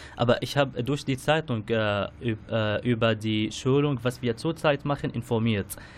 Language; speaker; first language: German; non-native, learner; Arabic